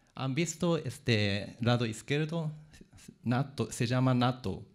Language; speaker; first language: Spanish; non-native, fluent; Japanese